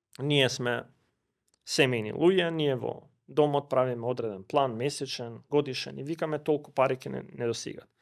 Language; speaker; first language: Macedonian; non-native, local second language; Albanian